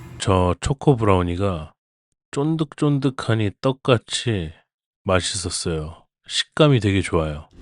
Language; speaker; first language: Korean; native; Korean